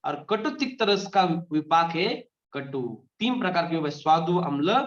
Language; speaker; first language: Hindi; non-native, local second language; Marathi